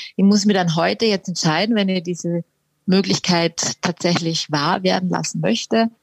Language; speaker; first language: German; native; German